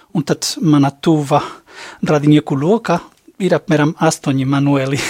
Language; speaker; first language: Latvian; non-native, fluent; Spanish